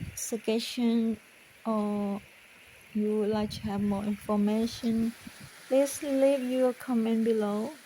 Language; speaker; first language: English; non-native, learner; Thai